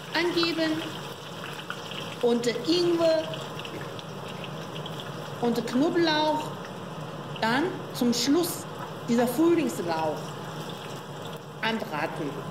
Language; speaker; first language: German; non-native, learner; Chinese